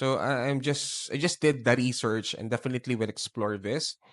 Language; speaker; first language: English; non-native, local second language; Filipino